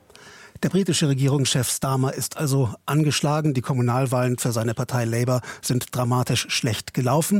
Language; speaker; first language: German; native; German